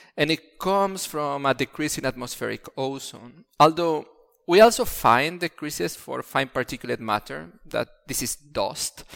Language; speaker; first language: English; non-native, fluent; Spanish